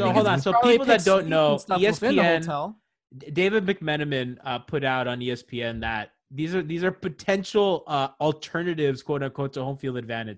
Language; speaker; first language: English; native; English